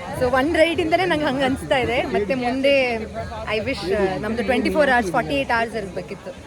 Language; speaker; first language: Kannada; native; Kannada